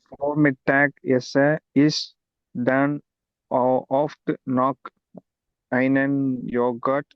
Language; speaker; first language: German; non-native, learner; Tamil